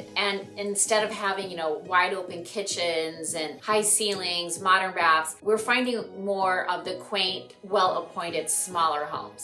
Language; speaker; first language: English; native; English